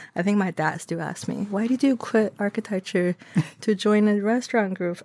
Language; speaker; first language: English; non-native, fluent; Chinese